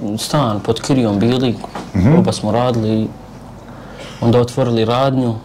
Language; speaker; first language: Serbian; non-native, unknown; Arabic